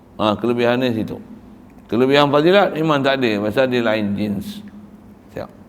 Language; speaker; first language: Malay; native; Malay